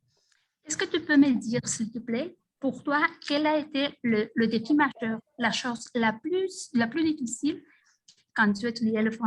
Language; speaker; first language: French; non-native, fluent; Spanish